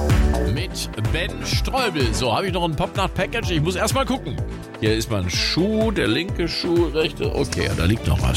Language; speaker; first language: German; native; German